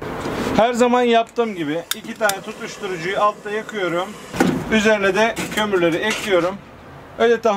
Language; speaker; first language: Turkish; native; Turkish